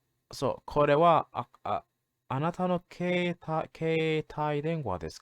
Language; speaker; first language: Japanese; non-native, learner; English